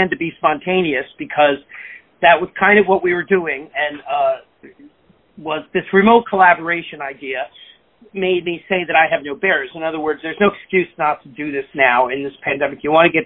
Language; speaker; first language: English; native; English